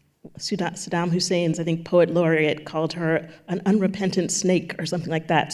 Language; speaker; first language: English; native; English